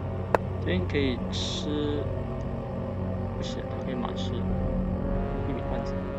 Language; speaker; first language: Chinese; native; Chinese